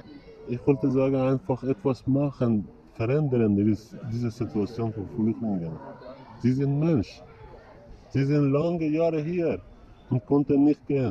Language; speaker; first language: German; non-native, learner; Persian